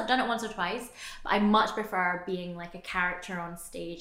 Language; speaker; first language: English; native; English